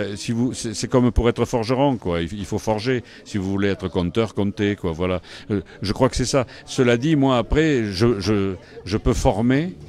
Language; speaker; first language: French; native; French